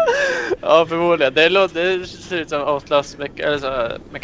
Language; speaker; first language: Swedish; native; Swedish